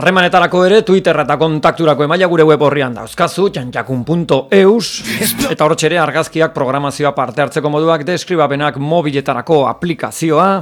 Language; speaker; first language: Basque; native; Basque